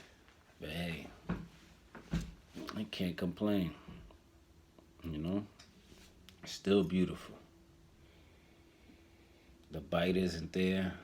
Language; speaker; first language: English; native; English